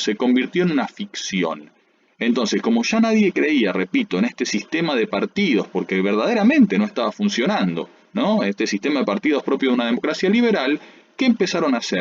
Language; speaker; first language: Spanish; native; Spanish